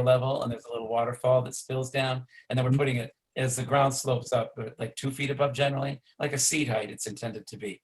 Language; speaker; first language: English; native; English